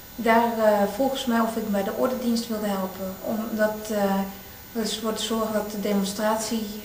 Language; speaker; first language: Dutch; native; Dutch